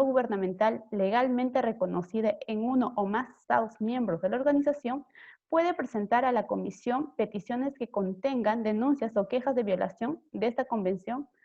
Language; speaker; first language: Spanish; native; Spanish